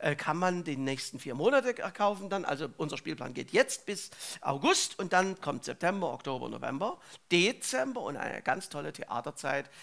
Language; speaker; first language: German; native; German